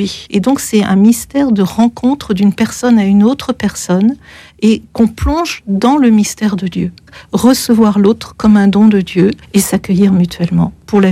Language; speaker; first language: French; native; French